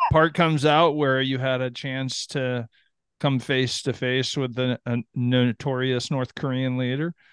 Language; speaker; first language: English; native; English